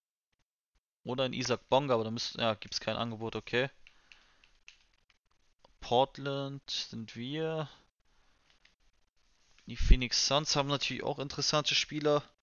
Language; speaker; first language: German; native; German